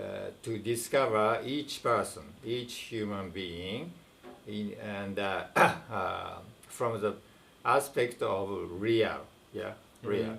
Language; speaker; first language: English; non-native, fluent; Japanese